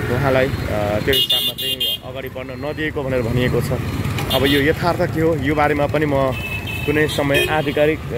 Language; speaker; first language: Nepali; native; Nepali